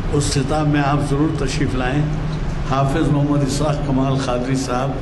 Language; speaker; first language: Urdu; native; Urdu